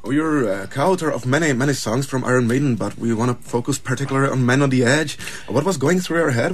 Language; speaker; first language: English; non-native, fluent; Czech